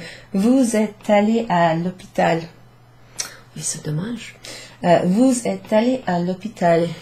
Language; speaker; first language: French; non-native, fluent; English